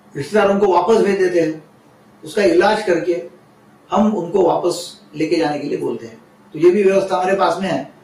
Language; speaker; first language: Hindi; non-native, local second language; Marathi